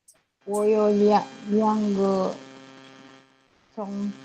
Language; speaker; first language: Chinese; non-native, learner; Filipino